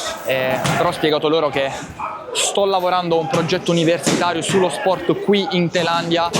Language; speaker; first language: Italian; native; Italian